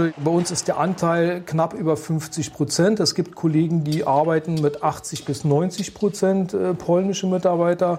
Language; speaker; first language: German; native; German